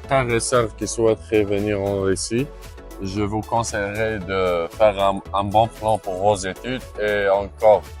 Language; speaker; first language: French; non-native, local second language; Arabic